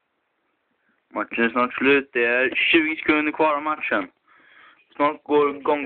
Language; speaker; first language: Swedish; native; Swedish